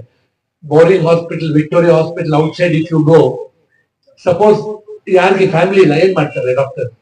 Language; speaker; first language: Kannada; non-native, local second language; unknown